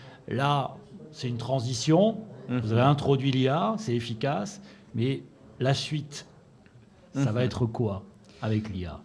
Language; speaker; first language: French; native; French